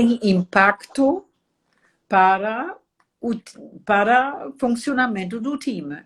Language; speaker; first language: Portuguese; non-native, fluent; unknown